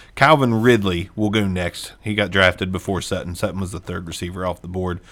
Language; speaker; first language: English; native; English